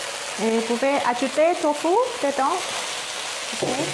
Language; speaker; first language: French; non-native, learner; Thai